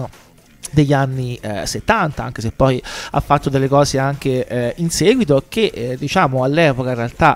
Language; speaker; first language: Italian; native; Italian